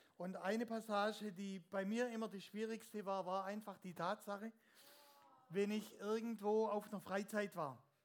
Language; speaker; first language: German; native; German